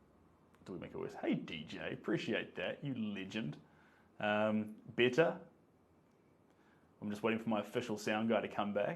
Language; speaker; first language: English; native; English